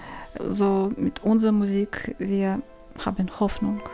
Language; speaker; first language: German; non-native, learner; Ukrainian